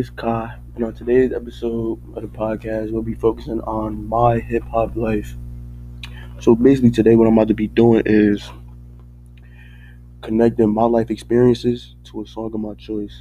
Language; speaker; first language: English; native; English